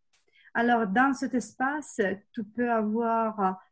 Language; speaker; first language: French; non-native, fluent; Italian